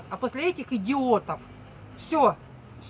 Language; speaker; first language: Russian; native; Russian